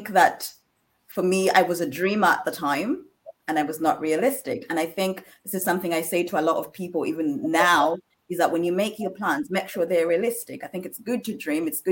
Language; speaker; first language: English; non-native, local second language; Ganda